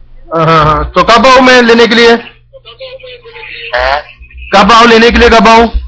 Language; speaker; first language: Hindi; non-native, local second language; Malayalam